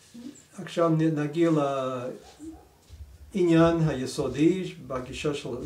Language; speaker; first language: Hebrew; non-native, fluent; English